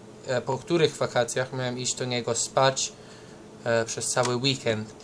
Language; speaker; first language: Polish; early bilingual, heritage; English